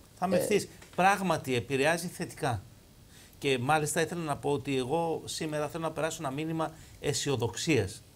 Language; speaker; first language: Greek; native; Greek